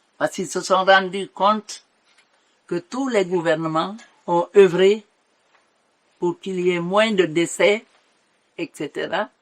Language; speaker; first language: French; non-native, local second language; Mandingo